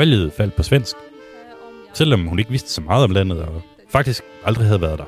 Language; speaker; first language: Danish; native; Danish